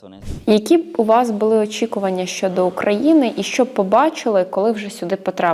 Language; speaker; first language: Ukrainian; native; Ukrainian